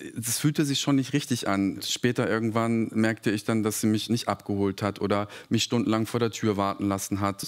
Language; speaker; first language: German; early bilingual, other home language; Serbian